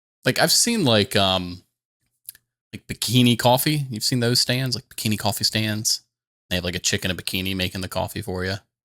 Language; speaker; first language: English; native; English